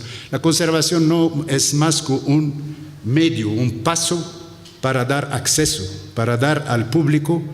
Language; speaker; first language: Spanish; non-native, fluent; Arabic